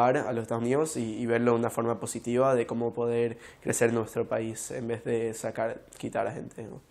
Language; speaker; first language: Spanish; early bilingual, heritage; Spanish